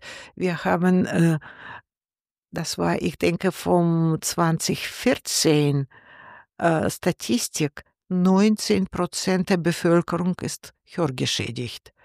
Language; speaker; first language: German; non-native, learner; Russian